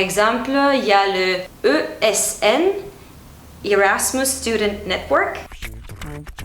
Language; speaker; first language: French; non-native, fluent; Romanian